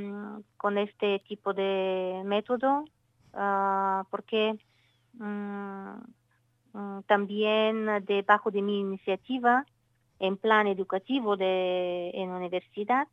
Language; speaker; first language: Spanish; non-native, learner; Bulgarian